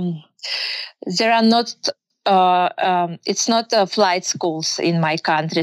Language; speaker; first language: English; non-native, learner; Russian